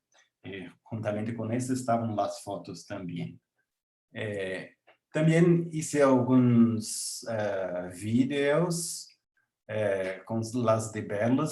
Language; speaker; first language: Spanish; non-native, learner; Portuguese